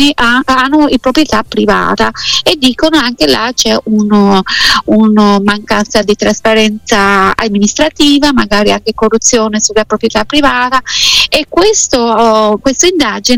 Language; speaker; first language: Italian; non-native, fluent; Albanian